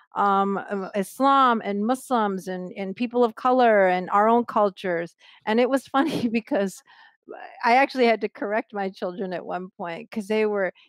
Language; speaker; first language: English; native; English